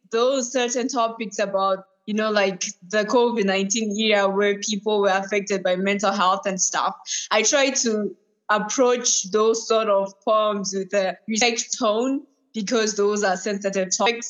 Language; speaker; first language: English; non-native, local second language; Shona